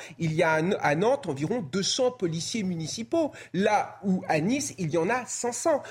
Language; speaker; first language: French; native; French